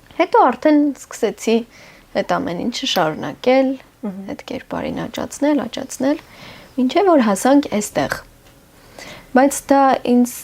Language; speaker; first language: Armenian; native; Armenian